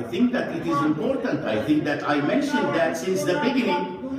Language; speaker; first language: English; non-native, fluent; Arabic